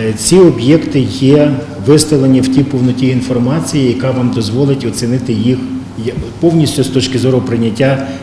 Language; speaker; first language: Ukrainian; native; Ukrainian